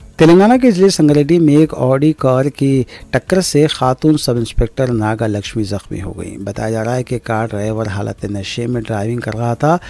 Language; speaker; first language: Urdu; native; Urdu